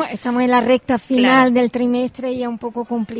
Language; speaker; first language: Spanish; native; Spanish